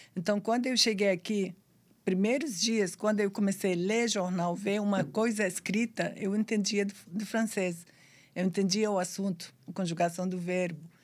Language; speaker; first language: Portuguese; non-native, fluent; Arabic